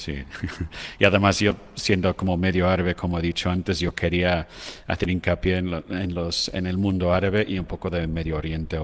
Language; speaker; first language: Spanish; non-native, fluent; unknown